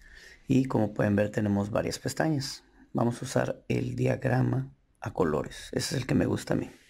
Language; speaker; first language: Spanish; native; Spanish